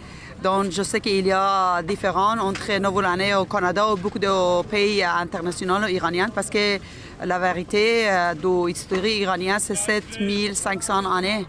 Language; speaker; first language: French; non-native, local second language; Persian